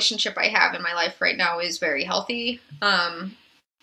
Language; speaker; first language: English; native; English